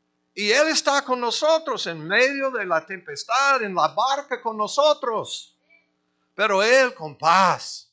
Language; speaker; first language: Spanish; non-native, fluent; English